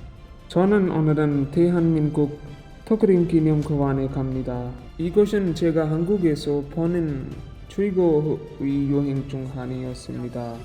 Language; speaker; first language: Korean; non-native, learner; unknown